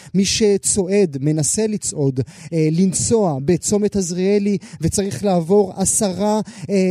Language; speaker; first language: Hebrew; native; Hebrew